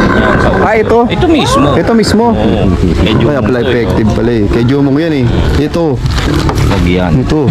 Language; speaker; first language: Filipino; native; Filipino